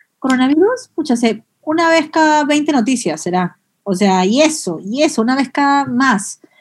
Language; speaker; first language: Spanish; native; Spanish